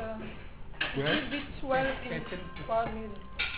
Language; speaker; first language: English; non-native, learner; French